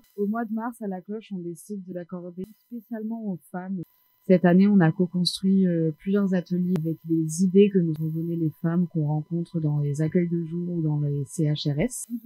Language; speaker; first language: French; native; French